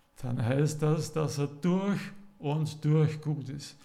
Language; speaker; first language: German; native; German